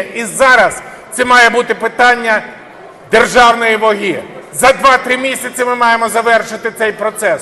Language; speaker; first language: Ukrainian; native; Ukrainian